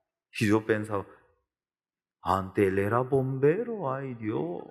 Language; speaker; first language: Spanish; non-native, learner; Korean